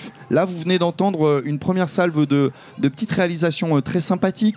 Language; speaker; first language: French; native; French